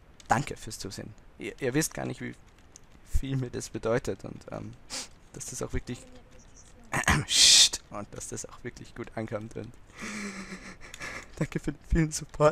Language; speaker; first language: German; native; German